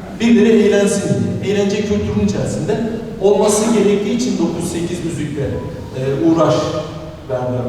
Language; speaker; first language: Turkish; non-native, local second language; Romany